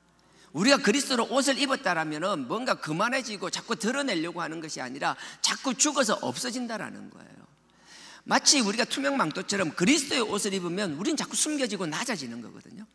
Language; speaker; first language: Korean; native; Korean